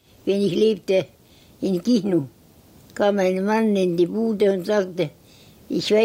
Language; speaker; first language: German; non-native, learner; Estonian